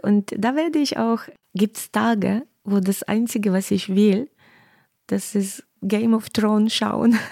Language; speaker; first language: German; non-native, fluent; Ukrainian